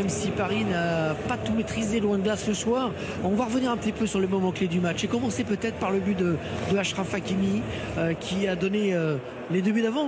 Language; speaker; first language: French; native; French